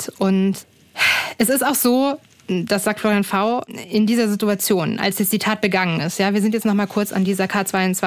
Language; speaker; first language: German; native; German